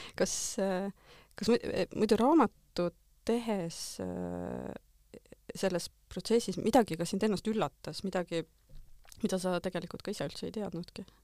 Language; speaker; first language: Estonian; native; Estonian